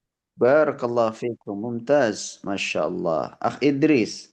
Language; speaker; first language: Arabic; non-native, fluent; Indonesian